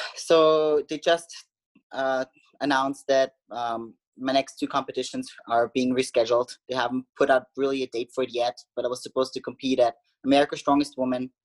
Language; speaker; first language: English; non-native, fluent; German